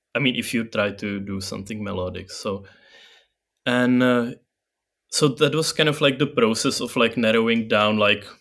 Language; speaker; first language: English; non-native, fluent; Czech